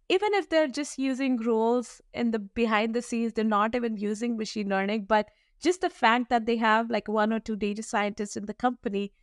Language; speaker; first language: English; non-native, local second language; Hindi